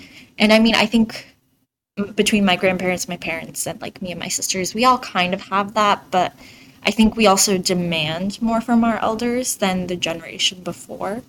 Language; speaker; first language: English; early bilingual, other home language; Bangla